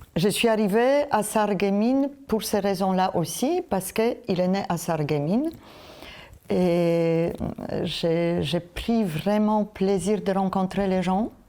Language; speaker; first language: French; non-native, fluent; Polish